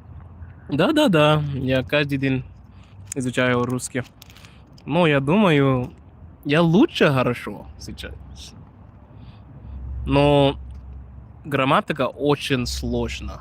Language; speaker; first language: Russian; non-native, learner; Shona